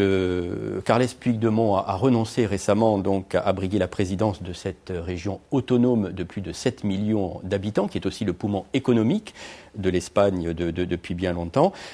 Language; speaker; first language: French; native; French